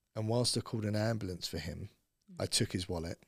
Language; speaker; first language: English; native; English